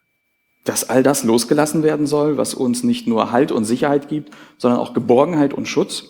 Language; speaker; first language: German; native; German